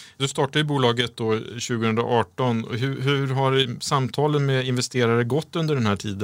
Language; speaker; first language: Swedish; native; Swedish